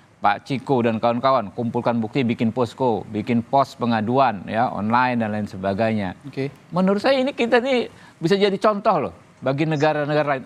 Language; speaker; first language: Indonesian; native; Indonesian